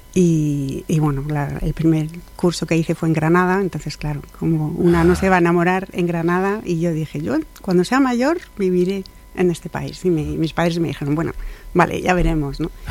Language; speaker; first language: Spanish; non-native, fluent; French